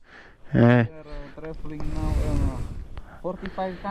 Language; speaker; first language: English; non-native, learner; Indonesian